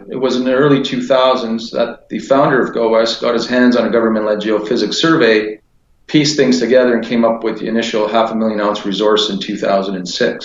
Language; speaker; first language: English; native; English